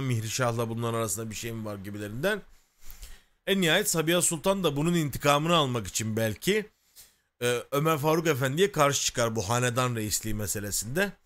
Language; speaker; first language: Turkish; native; Turkish